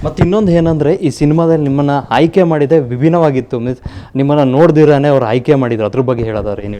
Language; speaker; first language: Kannada; native; Kannada